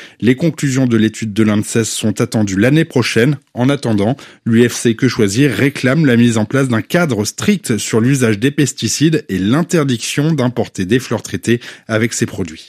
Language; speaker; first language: French; native; French